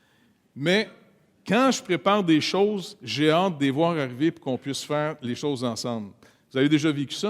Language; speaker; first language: French; native; French